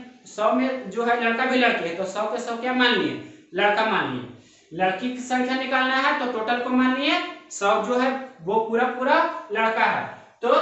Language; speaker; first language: Hindi; native; Hindi